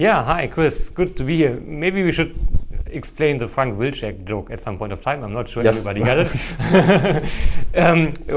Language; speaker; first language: English; non-native, fluent; German